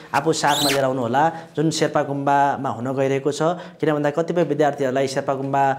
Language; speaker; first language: Nepali; non-native, local second language; Sherpa